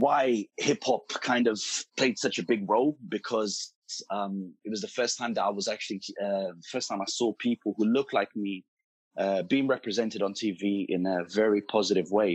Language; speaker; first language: English; early bilingual, other home language; Portuguese